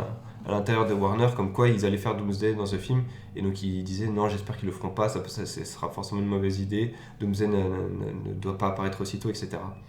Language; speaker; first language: French; native; French